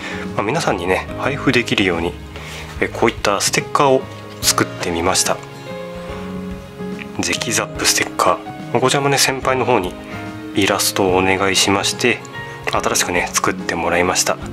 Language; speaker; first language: Japanese; native; Japanese